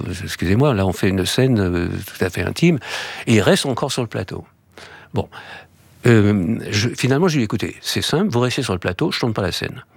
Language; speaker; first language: French; native; French